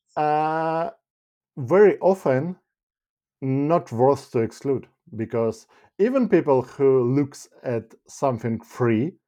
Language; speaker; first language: English; non-native, fluent; Ukrainian